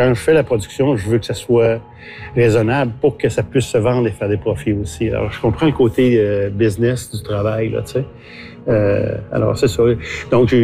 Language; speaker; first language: French; native; French